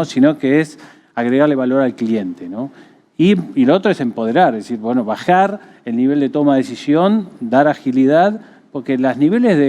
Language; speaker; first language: Spanish; native; Spanish